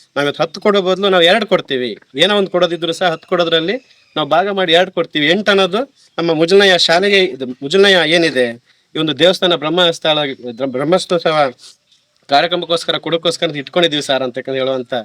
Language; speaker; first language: Kannada; native; Kannada